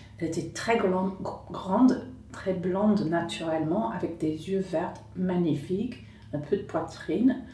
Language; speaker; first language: French; non-native, fluent; English